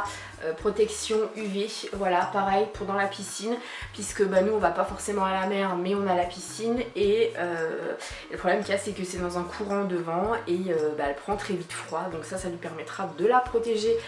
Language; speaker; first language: French; native; French